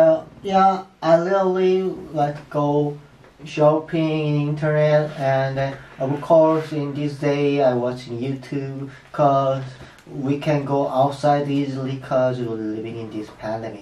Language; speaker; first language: English; non-native, learner; Korean